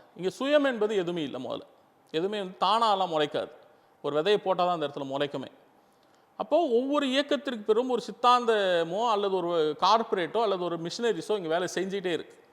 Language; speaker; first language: Tamil; non-native, local second language; Urdu